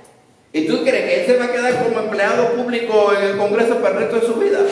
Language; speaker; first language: Spanish; early bilingual, other home language; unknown